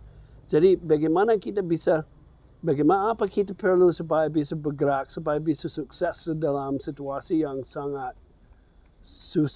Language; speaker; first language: Indonesian; non-native, fluent; English